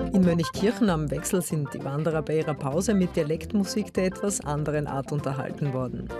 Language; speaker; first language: German; native; German